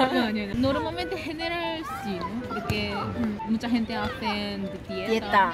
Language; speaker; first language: Spanish; non-native, learner; Korean